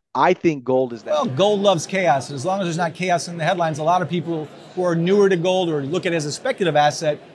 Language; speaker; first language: English; native; English